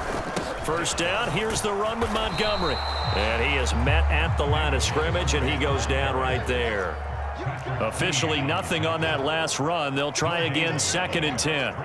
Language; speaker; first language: English; native; English